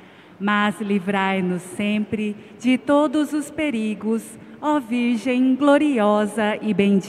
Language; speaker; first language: Portuguese; native; Portuguese